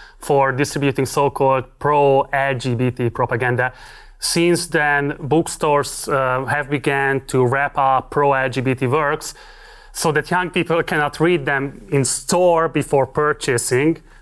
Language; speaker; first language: English; non-native, fluent; Hungarian